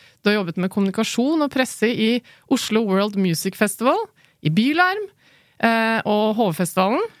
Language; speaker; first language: Norwegian; native; Norwegian